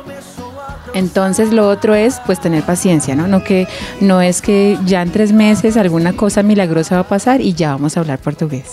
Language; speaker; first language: Spanish; native; Spanish